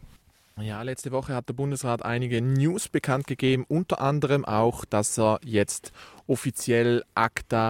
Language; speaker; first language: German; native; German